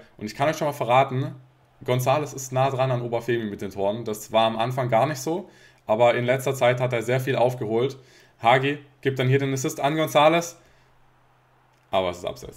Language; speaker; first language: German; native; German